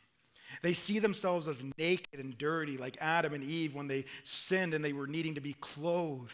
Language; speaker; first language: English; native; English